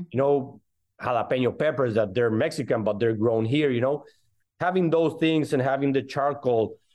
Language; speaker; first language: English; non-native, fluent; Spanish